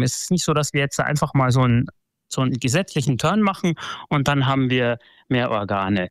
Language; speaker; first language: German; native; German